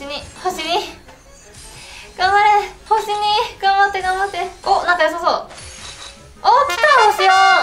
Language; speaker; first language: Japanese; native; Japanese